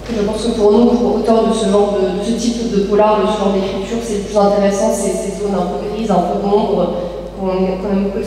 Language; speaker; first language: French; native; French